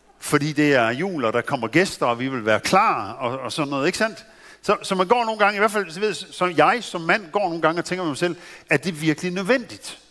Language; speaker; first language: Danish; native; Danish